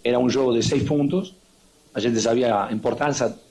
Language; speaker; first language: Portuguese; non-native, fluent; Spanish